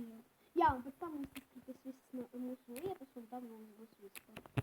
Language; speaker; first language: Latvian; non-native, local second language; Russian